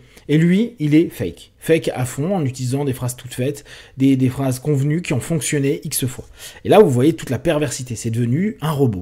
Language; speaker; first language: French; native; French